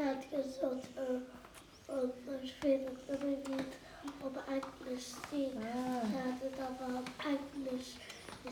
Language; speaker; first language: German; non-native, local second language; Arabic